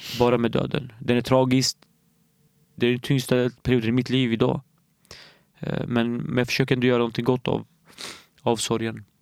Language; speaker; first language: Swedish; early bilingual, other home language; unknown